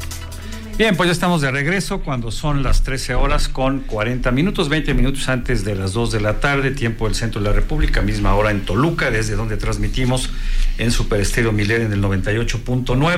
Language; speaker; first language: Spanish; native; Spanish